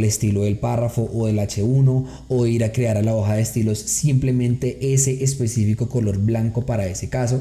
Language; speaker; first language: Spanish; native; Spanish